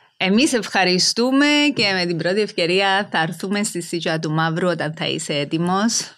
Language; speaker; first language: Greek; native; Greek